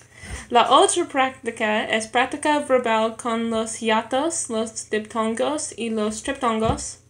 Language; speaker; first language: Spanish; non-native, learner; English